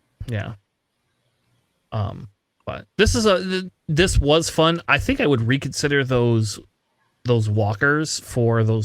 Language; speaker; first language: English; native; English